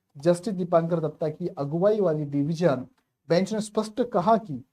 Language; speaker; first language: Hindi; non-native, local second language; Marathi